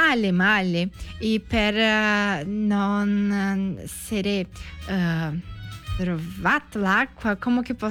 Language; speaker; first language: Italian; non-native, learner; Portuguese